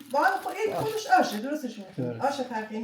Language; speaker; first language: Persian; native; Persian